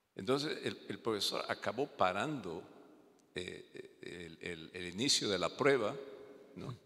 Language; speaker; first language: Spanish; native; Spanish